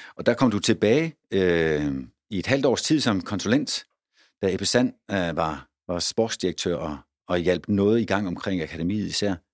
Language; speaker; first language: Danish; native; Danish